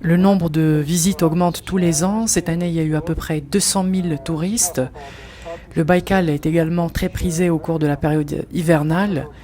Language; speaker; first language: French; native; French